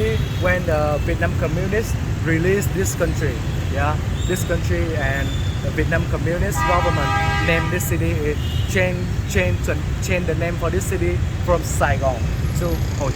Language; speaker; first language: English; non-native, learner; Vietnamese